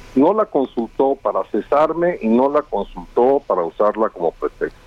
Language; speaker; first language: Spanish; native; Spanish